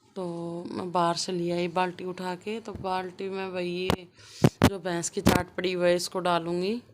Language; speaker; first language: Hindi; native; Hindi